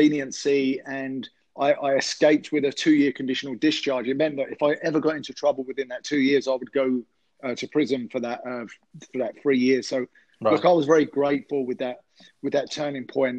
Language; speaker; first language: English; native; English